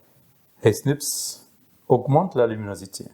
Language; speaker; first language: French; non-native, fluent; German